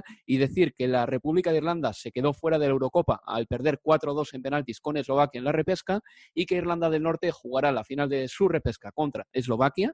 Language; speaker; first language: Spanish; native; Spanish